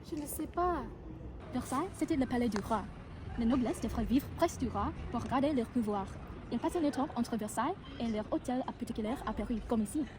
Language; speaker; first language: French; non-native, learner; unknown